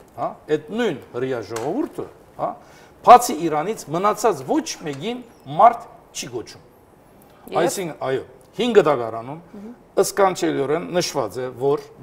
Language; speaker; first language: Armenian; early bilingual, heritage; Armenian